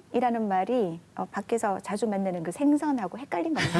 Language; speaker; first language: Korean; native; Korean